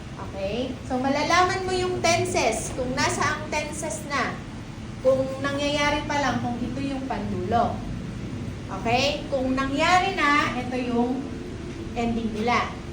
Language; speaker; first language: Filipino; native; Filipino